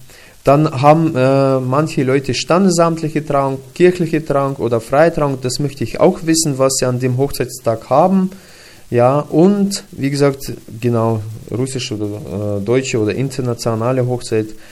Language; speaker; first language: German; non-native, fluent; Russian